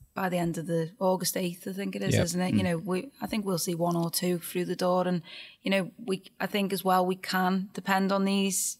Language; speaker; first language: English; native; English